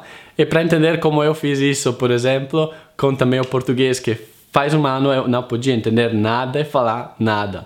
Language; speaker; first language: Portuguese; non-native, fluent; Italian